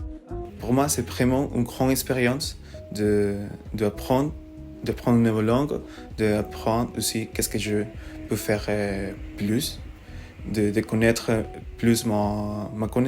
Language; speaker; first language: French; non-native, learner; Spanish